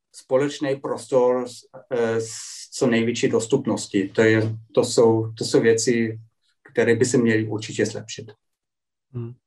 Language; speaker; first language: Czech; non-native, fluent; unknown